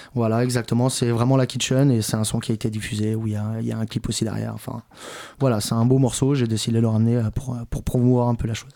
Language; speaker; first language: French; native; French